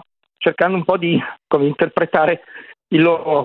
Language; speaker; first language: Italian; native; Italian